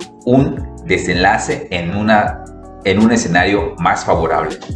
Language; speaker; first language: Spanish; native; Spanish